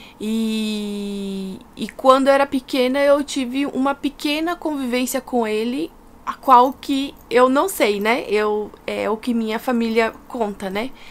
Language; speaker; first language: Portuguese; native; Portuguese